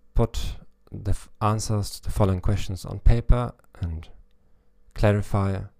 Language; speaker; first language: English; non-native, fluent; German